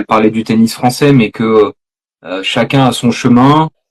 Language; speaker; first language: French; native; French